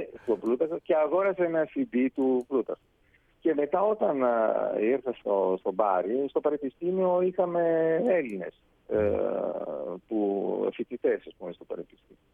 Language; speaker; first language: Greek; non-native, fluent; Italian